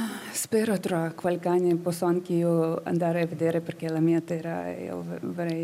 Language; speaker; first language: Italian; non-native, learner; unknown